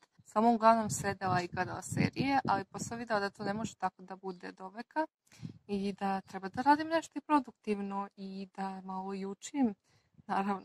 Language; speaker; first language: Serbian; non-native, local second language; Slovak